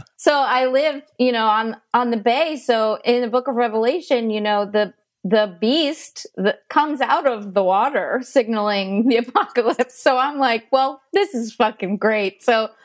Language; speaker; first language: English; native; English